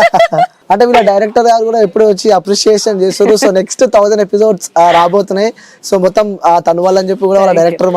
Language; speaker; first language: Telugu; native; Telugu